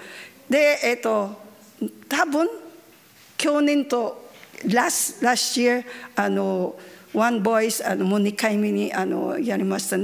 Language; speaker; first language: Japanese; non-native, learner; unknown